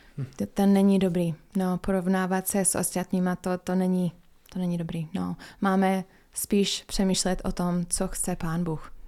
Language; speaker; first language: Czech; non-native, fluent; English